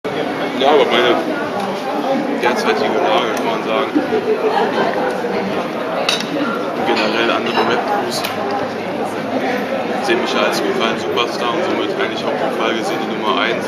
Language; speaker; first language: German; native; German